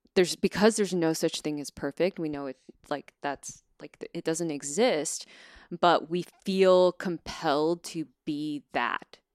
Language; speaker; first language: English; early bilingual, other home language; Chinese